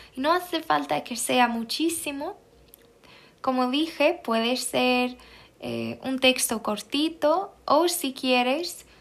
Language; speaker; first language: Spanish; non-native, fluent; Swedish